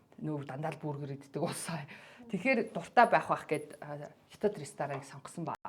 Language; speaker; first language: Mongolian; native; Mongolian